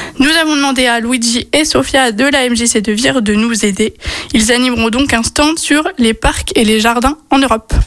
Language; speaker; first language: French; native; French